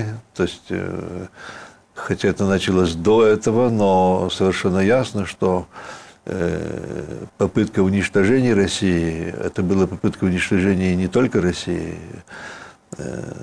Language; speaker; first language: Russian; early bilingual, heritage; Russian